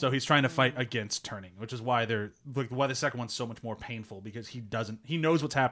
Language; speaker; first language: English; native; English